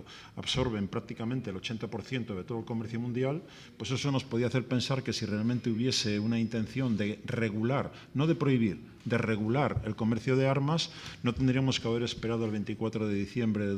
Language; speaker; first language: Spanish; native; Spanish